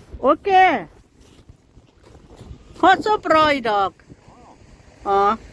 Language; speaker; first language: Swedish; non-native, learner; Thai